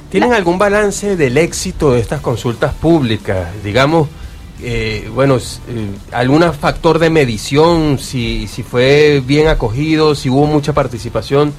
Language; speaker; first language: Spanish; native; Spanish